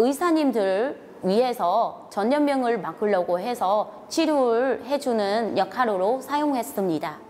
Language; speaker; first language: Korean; non-native, fluent; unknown